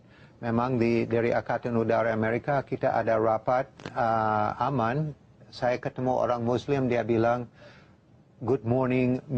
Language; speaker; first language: Indonesian; non-native, learner; English